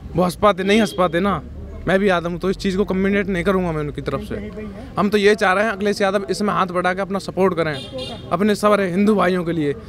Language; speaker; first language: Hindi; native; Hindi